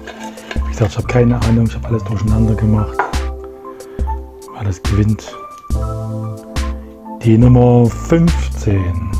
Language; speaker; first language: German; native; German